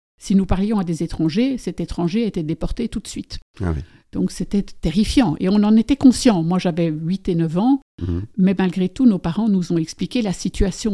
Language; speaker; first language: French; native; French